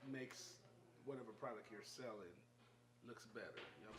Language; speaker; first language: English; native; English